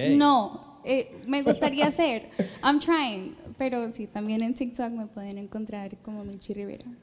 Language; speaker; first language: Spanish; early bilingual, heritage; Spanish